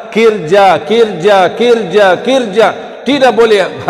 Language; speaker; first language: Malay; non-native, fluent; Arabic